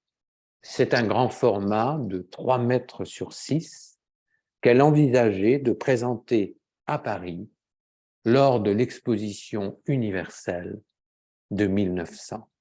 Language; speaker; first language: French; native; French